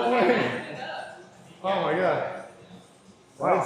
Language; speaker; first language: English; native; English